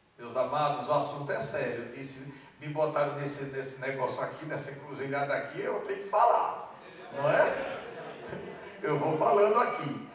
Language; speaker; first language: Portuguese; non-native, fluent; Malagasy